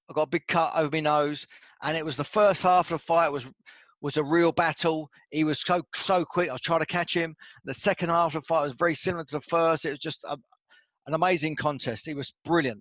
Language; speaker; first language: English; native; English